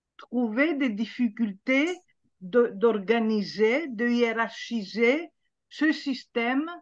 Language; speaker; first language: French; non-native, fluent; Greek